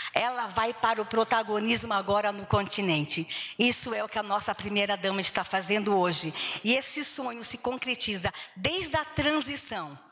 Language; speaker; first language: Portuguese; native; Portuguese